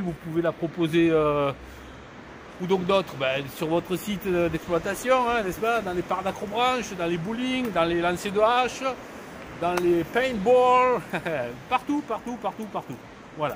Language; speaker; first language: French; native; French